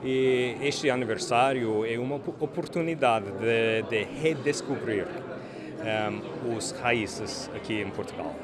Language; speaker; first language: Portuguese; early bilingual, heritage; English